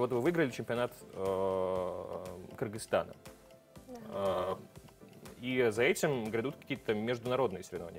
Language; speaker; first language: Russian; native; Russian